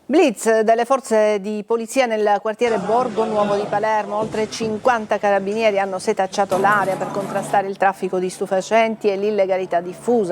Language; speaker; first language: Italian; native; Italian